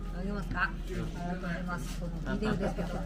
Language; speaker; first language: Japanese; non-native, learner; Korean